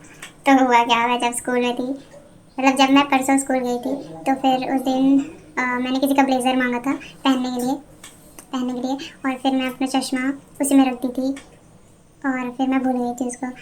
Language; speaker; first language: Hindi; native; Hindi